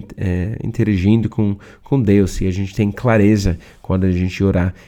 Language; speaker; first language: Portuguese; non-native, learner; English